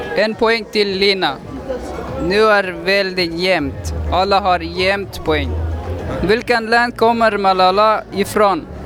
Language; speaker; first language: Swedish; non-native, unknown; Persian